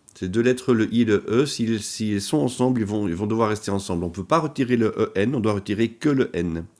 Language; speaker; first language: French; native; French